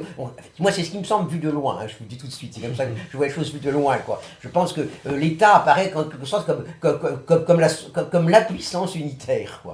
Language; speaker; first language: French; native; French